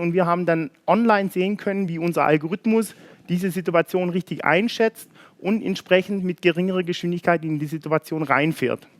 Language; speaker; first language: German; native; German